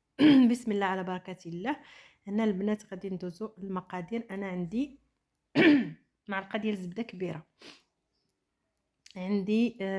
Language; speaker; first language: Arabic; native; Arabic